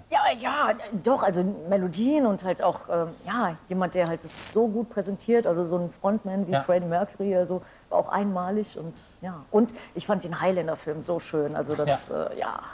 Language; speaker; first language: German; native; German